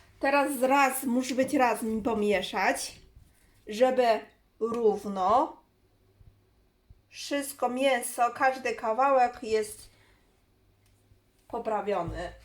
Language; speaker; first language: Polish; non-native, learner; Chinese